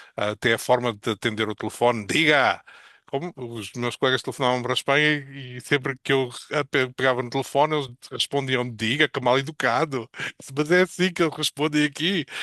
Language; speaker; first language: Portuguese; native; Portuguese